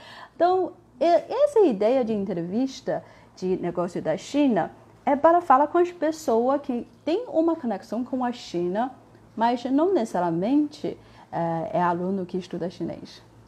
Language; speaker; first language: Portuguese; non-native, fluent; Chinese